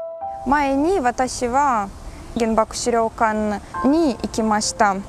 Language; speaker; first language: Japanese; non-native, learner; Ukrainian